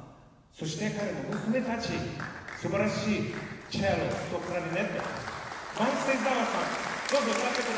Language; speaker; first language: Japanese; non-native, fluent; Ukrainian